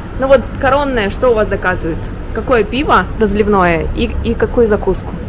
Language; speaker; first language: Russian; native; Russian